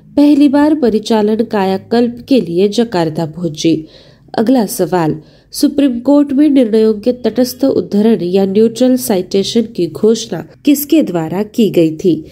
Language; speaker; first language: Hindi; non-native, local second language; Marathi